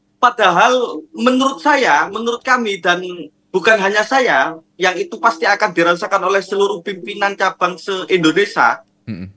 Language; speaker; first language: Indonesian; non-native, local second language; Madurese